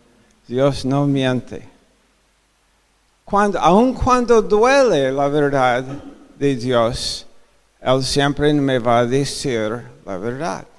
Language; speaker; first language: Spanish; non-native, fluent; English